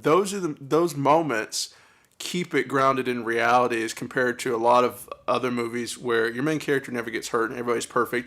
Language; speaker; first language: English; native; English